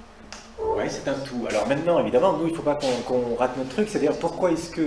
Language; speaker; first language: French; native; French